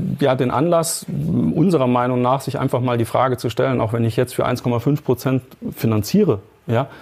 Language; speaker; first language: German; native; German